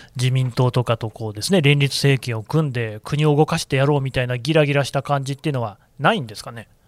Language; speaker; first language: Japanese; native; Japanese